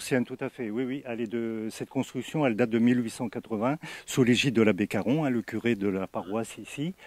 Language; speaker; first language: French; native; French